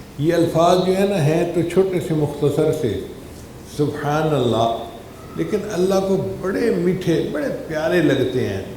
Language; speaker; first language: Urdu; non-native, local second language; Punjabi